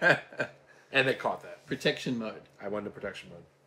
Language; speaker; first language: English; native; English